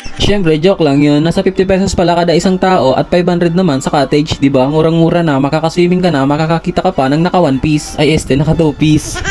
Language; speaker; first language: Filipino; non-native, local second language; Bikol